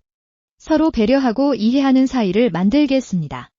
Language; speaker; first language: Korean; non-native, learner; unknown